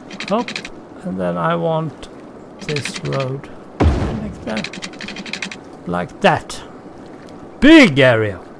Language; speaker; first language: English; non-native, fluent; Swedish